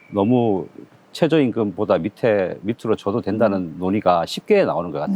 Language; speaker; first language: Korean; native; Korean